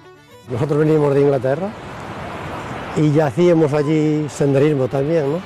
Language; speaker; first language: Spanish; non-native, fluent; English